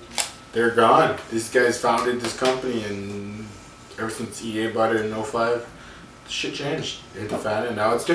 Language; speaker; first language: English; native; English